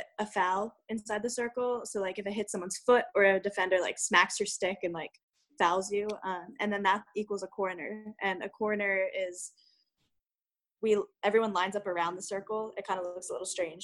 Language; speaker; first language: English; native; English